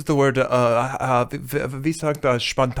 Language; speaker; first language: German; non-native, learner; English